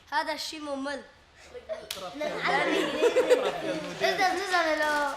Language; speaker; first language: Arabic; native; Arabic